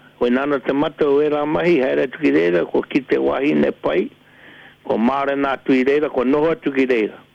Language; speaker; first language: Māori; native; Māori